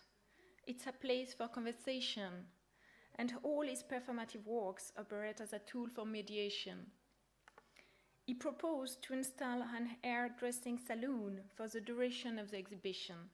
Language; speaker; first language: English; non-native, fluent; French